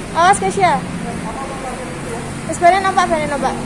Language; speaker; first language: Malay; non-native, local second language; Javanese